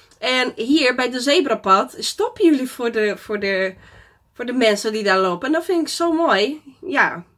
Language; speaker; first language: Dutch; non-native, fluent; Portuguese